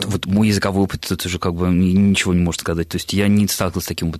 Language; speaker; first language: Russian; native; Russian